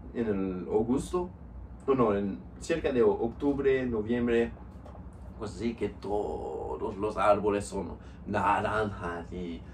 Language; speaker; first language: Spanish; non-native, fluent; English